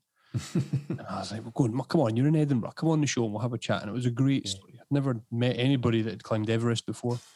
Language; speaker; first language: English; native; English